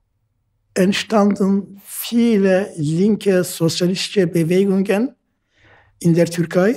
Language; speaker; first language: German; non-native, fluent; Turkish